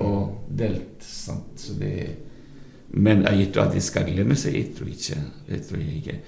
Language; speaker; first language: Norwegian; non-native, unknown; Spanish